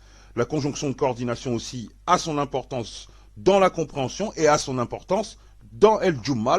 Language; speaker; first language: French; native; French